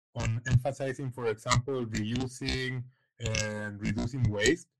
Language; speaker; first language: English; non-native, fluent; Spanish